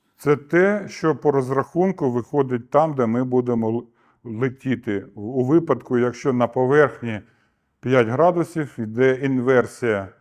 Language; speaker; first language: Ukrainian; non-native, local second language; Russian